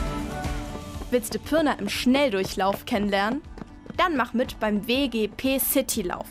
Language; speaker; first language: German; native; German